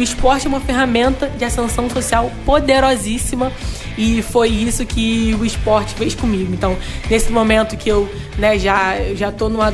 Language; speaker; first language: Portuguese; native; Portuguese